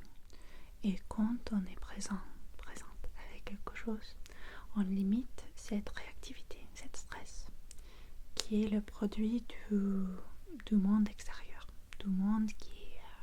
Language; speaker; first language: French; non-native, fluent; English